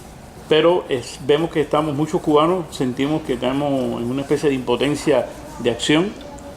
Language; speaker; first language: Spanish; native; Spanish